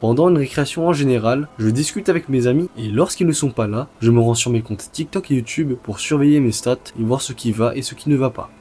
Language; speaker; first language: French; early bilingual, other home language; Chinese